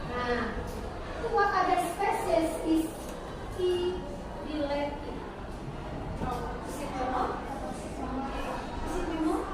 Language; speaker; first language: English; non-native, learner; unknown